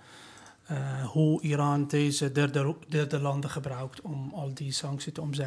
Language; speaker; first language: Dutch; non-native, fluent; Persian